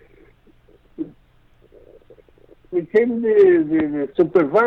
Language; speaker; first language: English; non-native, fluent; Portuguese